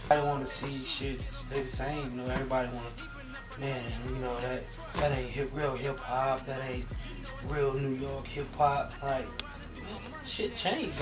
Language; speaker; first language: English; native; English